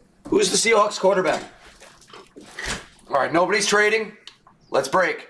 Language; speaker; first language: English; native; English